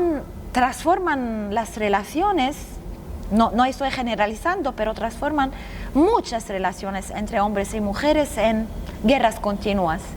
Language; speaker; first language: Spanish; non-native, fluent; Arabic